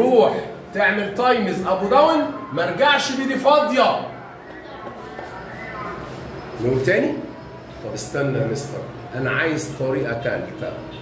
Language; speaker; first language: Arabic; native; Arabic